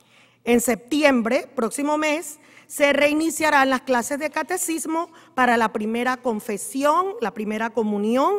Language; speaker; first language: Spanish; native; Spanish